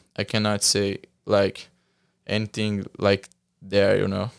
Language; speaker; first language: English; non-native, learner; Portuguese